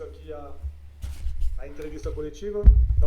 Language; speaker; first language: Portuguese; non-native, learner; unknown